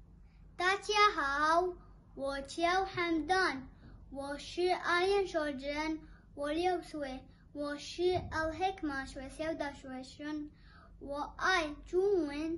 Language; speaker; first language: Chinese; non-native, learner; Arabic